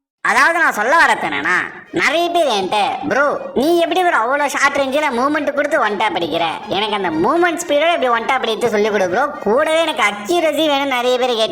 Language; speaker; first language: Tamil; native; Tamil